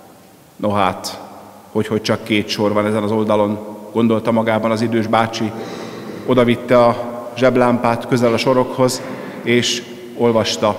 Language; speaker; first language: Hungarian; native; Hungarian